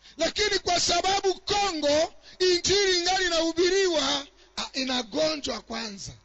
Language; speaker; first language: Swahili; non-native, local second language; Nande